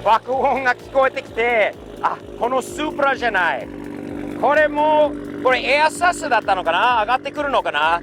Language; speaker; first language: Japanese; non-native, fluent; English